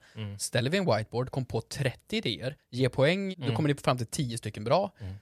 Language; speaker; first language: Swedish; native; Swedish